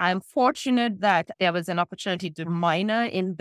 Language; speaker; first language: English; non-native, local second language; Sinhala